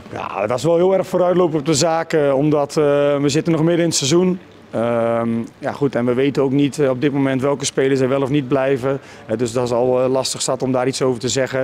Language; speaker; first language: Dutch; native; Dutch